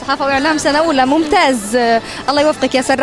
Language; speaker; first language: Arabic; native; Arabic